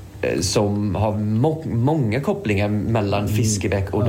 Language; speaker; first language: Swedish; non-native, fluent; English